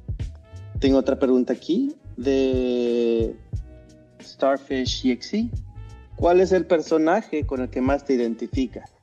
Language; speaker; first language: Spanish; non-native, fluent; English